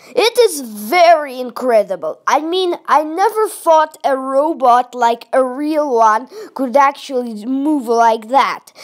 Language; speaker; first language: English; non-native, fluent; Russian